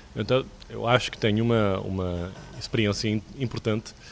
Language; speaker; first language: Portuguese; early bilingual, heritage; Portuguese